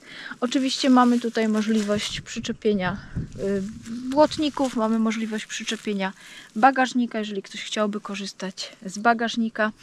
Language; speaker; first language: Polish; native; Polish